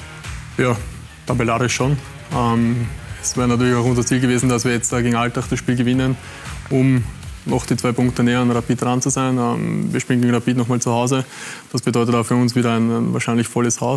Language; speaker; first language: German; native; German